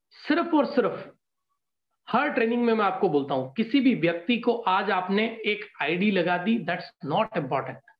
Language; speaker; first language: Hindi; native; Hindi